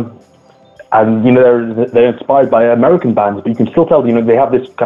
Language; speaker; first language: English; native; English